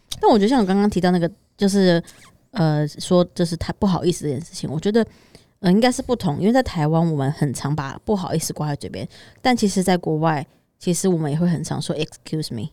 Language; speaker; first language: Chinese; native; Chinese